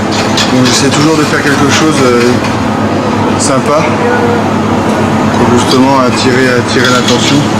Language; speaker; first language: French; native; French